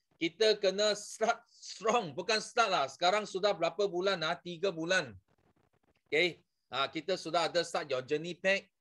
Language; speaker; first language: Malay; non-native, local second language; Chinese